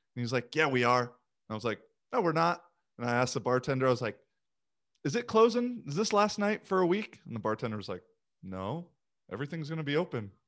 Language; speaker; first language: English; native; English